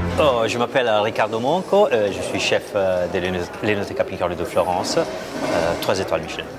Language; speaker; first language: French; non-native, fluent; Italian